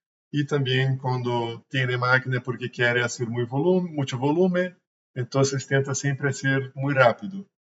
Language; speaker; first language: Spanish; non-native, learner; Portuguese